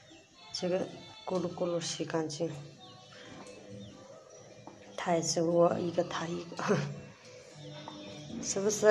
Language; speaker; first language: Chinese; non-native, learner; Nepali